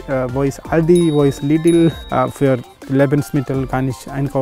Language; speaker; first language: German; non-native, learner; Malayalam